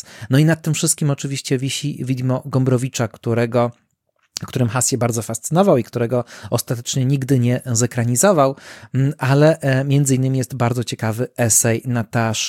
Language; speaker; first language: Polish; native; Polish